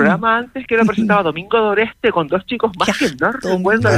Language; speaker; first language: Spanish; native; Spanish